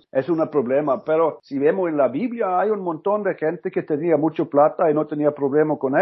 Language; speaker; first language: Spanish; non-native, learner; Norwegian